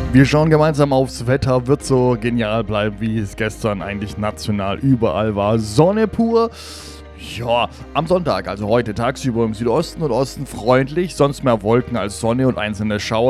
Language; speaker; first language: German; native; German